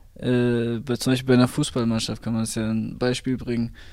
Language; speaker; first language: German; native; German